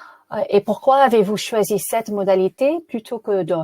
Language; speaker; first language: French; non-native, fluent; English